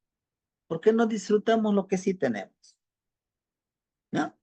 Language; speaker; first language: Spanish; native; Spanish